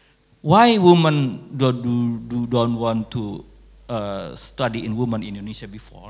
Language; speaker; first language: English; non-native, local second language; Indonesian